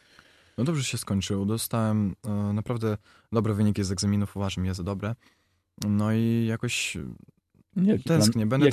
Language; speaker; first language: Polish; non-native, fluent; Russian